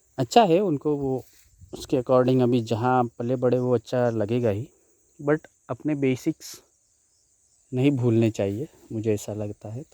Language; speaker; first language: Hindi; non-native, local second language; Marathi